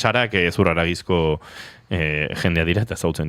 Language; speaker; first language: Basque; native; Basque